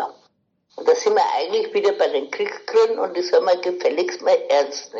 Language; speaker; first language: German; native; German